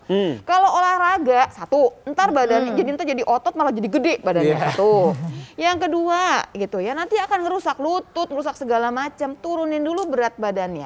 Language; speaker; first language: Indonesian; native; Indonesian